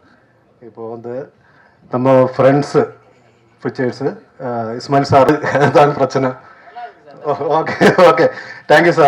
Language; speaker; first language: Tamil; non-native, learner; Malayalam